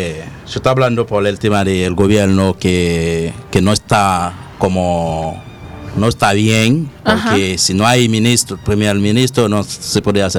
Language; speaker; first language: Spanish; non-native, learner; Haitian Creole